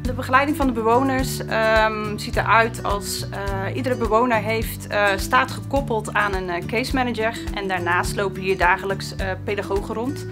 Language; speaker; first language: Dutch; native; Dutch